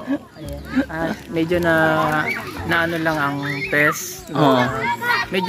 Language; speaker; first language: Filipino; non-native, local second language; Cebuano